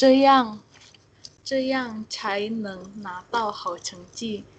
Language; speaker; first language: Chinese; non-native, fluent; Indonesian